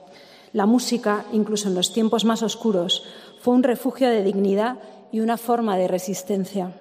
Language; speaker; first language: Spanish; native; Spanish